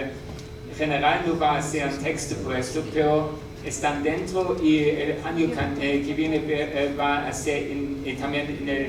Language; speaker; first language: Spanish; non-native, learner; German